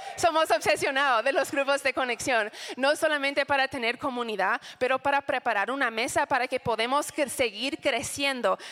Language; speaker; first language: Spanish; non-native, fluent; English